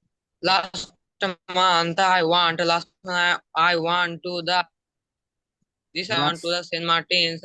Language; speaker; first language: English; non-native, learner; Bangla